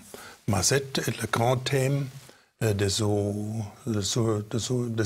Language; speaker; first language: French; non-native, fluent; German